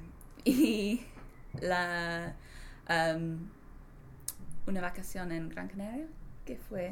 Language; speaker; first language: Spanish; non-native, learner; English